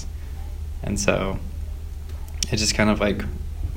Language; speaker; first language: English; native; English